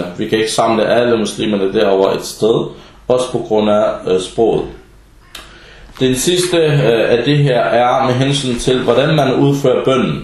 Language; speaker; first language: Danish; non-native, fluent; Arabic